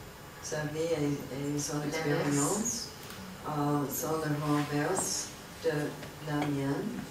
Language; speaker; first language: French; non-native, learner; English